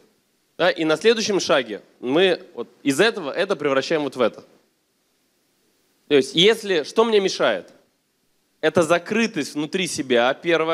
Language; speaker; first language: Russian; native; Russian